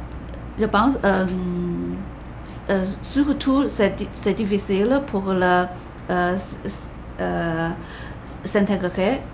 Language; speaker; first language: French; non-native, learner; Chinese